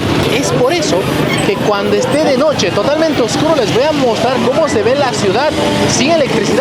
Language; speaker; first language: Spanish; native; Spanish